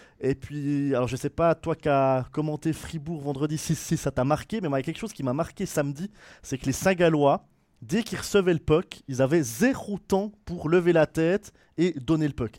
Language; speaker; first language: French; native; French